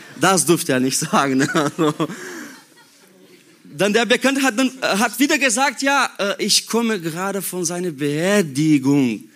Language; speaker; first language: German; non-native, learner; Portuguese